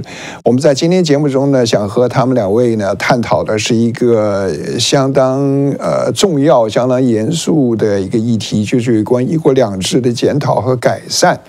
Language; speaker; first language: Chinese; native; Chinese